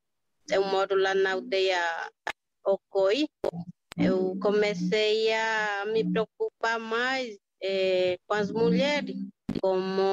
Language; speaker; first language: Portuguese; non-native, local second language; Guarani